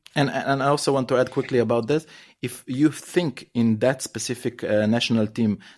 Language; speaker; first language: English; non-native, fluent; Hebrew